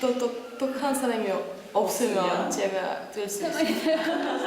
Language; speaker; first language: Korean; non-native, learner; Russian